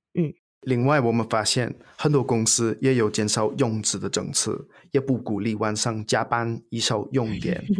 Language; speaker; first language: Chinese; non-native, fluent; English